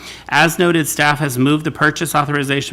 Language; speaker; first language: English; native; English